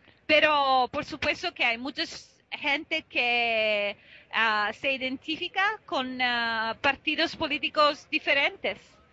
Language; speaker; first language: Spanish; non-native, fluent; Italian